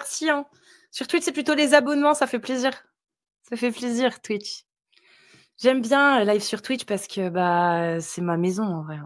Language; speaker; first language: French; native; French